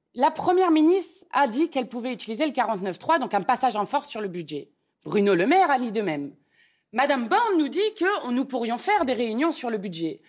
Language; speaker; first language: French; native; French